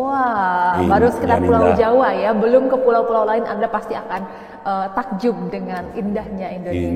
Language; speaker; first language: Indonesian; native; Indonesian